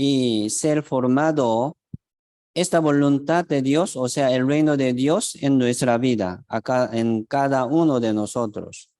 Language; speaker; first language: Spanish; non-native, fluent; Korean